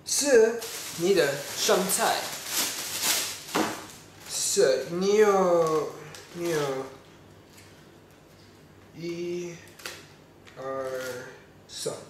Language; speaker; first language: Chinese; non-native, learner; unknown